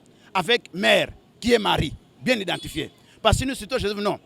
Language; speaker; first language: French; non-native, local second language; Lingala